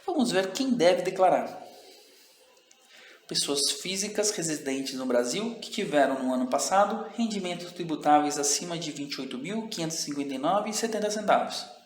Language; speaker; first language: Portuguese; native; Portuguese